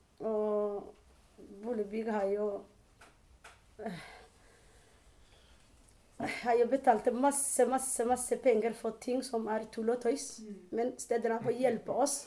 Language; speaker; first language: Norwegian; non-native, learner; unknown